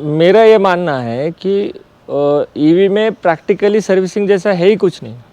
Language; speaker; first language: Hindi; non-native, local second language; Marathi